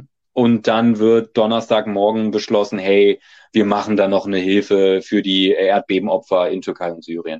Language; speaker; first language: German; native; German